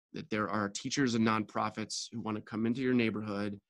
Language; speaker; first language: English; native; English